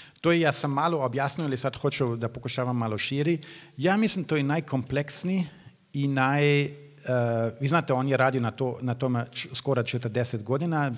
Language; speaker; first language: Serbian; non-native, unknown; German